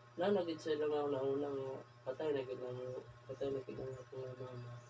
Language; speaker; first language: Cebuano; non-native, local second language; Waray